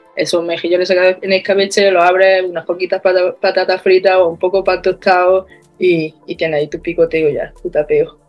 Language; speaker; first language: Spanish; native; Spanish